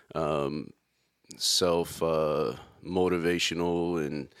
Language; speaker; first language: English; native; English